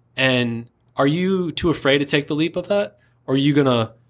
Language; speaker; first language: English; native; English